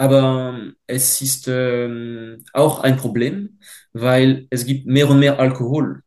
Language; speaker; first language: German; non-native, fluent; French